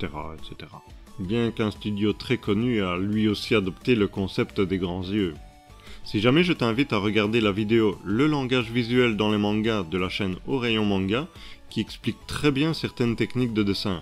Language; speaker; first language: French; native; French